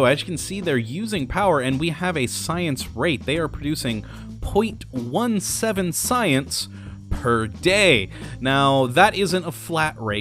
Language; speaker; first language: English; native; English